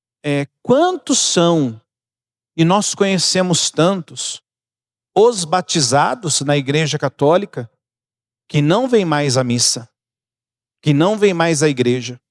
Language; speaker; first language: Portuguese; native; Portuguese